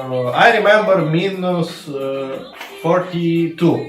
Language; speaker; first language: English; non-native, learner; Russian